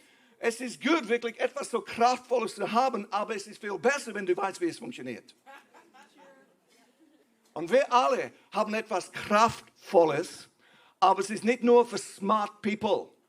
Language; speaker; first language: German; non-native, fluent; English